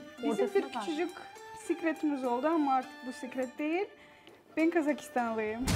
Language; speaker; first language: Turkish; non-native, learner; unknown